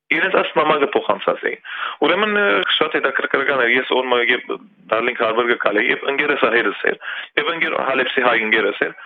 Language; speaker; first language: Armenian; early bilingual, heritage; Armenian